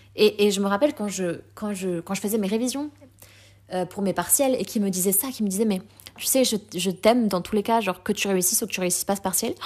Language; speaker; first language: French; native; French